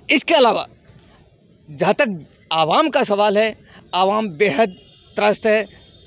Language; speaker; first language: Hindi; native; Hindi